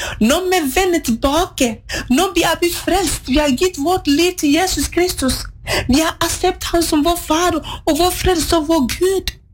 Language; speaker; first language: Norwegian; non-native, fluent; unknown